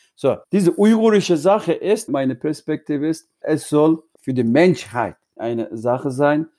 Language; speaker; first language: German; non-native, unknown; Uyghur